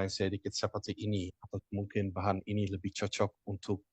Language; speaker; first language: Indonesian; non-native, fluent; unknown